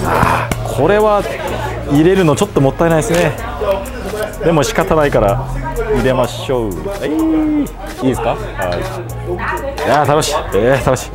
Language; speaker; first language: Japanese; non-native, fluent; Korean